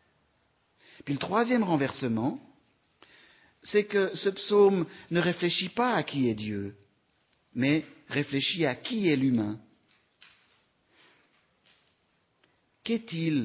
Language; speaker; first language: French; native; French